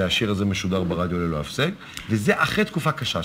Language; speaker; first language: Hebrew; native; Hebrew